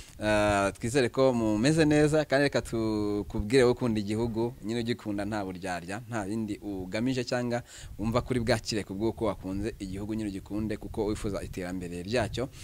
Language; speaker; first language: Kinyarwanda; native; Kinyarwanda